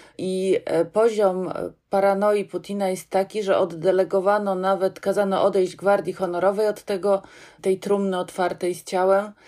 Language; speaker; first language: Polish; native; Polish